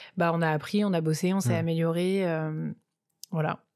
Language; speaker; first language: French; native; French